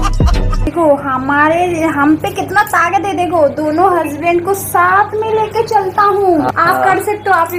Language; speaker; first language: Hindi; non-native, local second language; Bangla